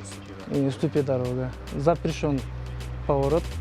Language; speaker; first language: Russian; non-native, local second language; Kyrgyz